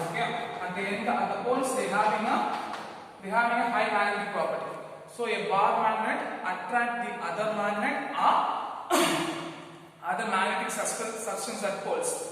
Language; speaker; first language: English; non-native, local second language; Tamil